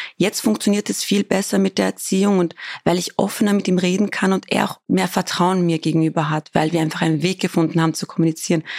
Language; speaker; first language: German; early bilingual, other home language; Albanian